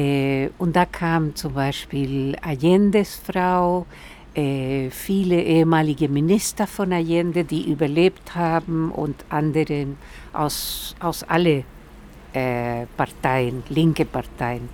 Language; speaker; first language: German; non-native, fluent; Spanish